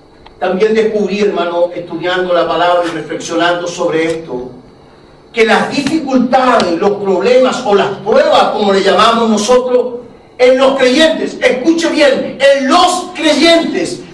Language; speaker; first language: Spanish; native; Spanish